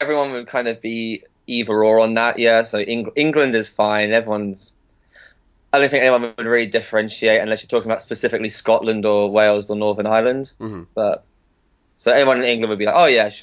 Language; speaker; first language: English; native; English